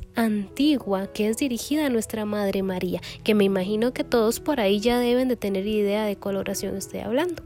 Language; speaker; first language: Spanish; native; Spanish